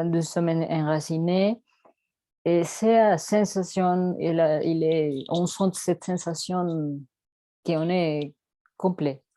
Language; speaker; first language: French; non-native, learner; Spanish